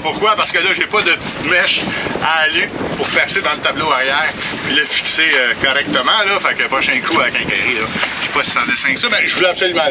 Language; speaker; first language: French; native; French